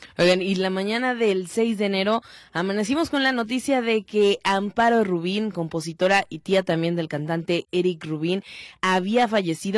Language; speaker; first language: Spanish; native; Spanish